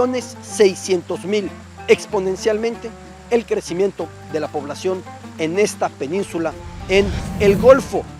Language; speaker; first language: Spanish; native; Spanish